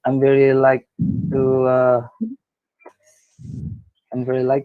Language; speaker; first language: English; non-native, learner; Indonesian